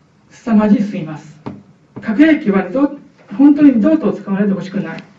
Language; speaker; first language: Japanese; non-native, fluent; Chinese